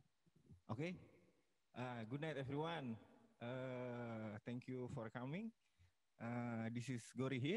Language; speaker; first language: English; non-native, learner; Indonesian